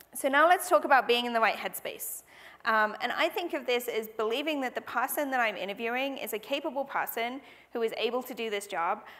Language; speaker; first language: English; native; English